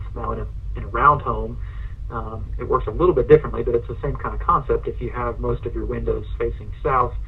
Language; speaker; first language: English; native; English